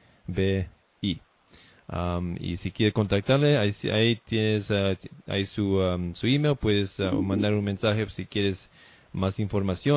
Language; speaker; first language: Spanish; non-native, fluent; English